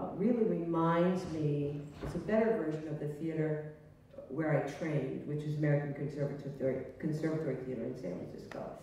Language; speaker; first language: English; native; English